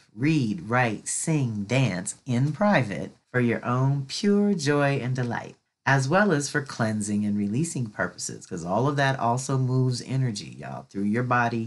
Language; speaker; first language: English; native; English